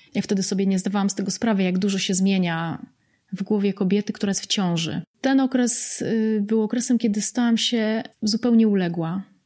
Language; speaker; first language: Polish; native; Polish